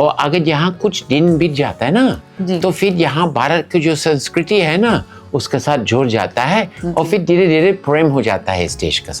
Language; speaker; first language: Hindi; non-native, fluent; English